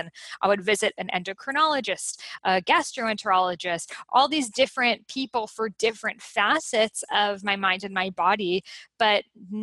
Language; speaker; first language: English; early bilingual, other home language; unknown